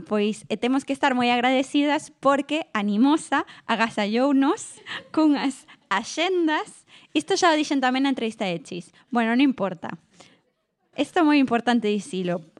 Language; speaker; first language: Galician; non-native, local second language; Spanish